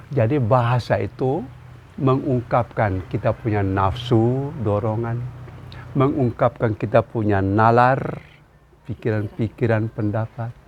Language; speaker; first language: Indonesian; non-native, local second language; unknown